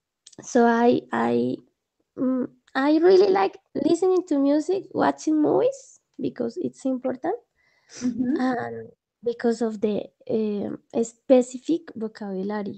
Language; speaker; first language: English; non-native, learner; Spanish